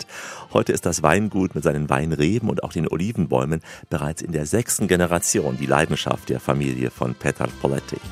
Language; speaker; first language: German; native; German